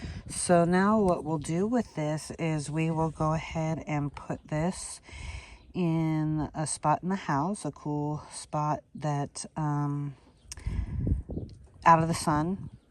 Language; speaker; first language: English; native; English